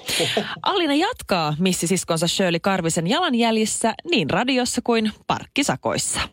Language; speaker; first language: Finnish; native; Finnish